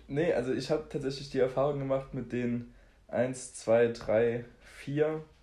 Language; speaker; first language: German; native; German